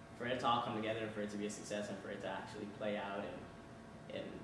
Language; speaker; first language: English; native; English